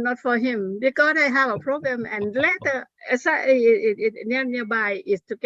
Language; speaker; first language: English; non-native, learner; Thai